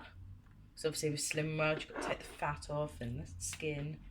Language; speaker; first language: English; native; English